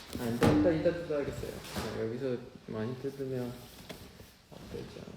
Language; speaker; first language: Korean; non-native, fluent; Chinese